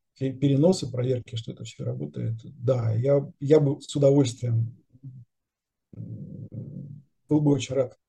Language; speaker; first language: Russian; native; Russian